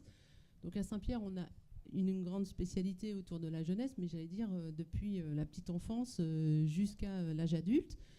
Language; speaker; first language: French; native; French